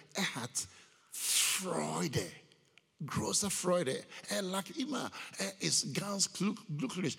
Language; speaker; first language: German; non-native, learner; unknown